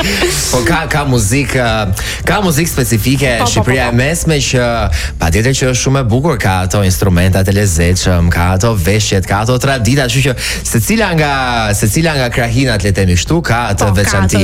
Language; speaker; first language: Albanian; native; Albanian